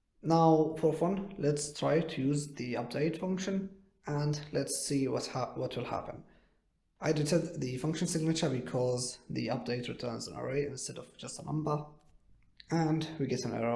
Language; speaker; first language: English; non-native, fluent; Arabic